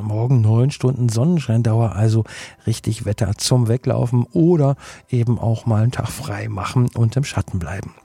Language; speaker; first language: German; native; German